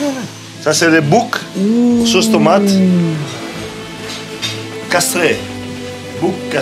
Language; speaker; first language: French; non-native, fluent; Greek